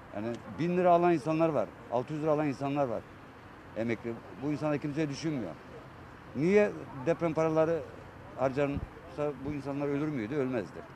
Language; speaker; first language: Turkish; native; Turkish